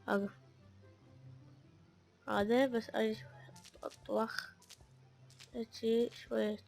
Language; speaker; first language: Arabic; native; Arabic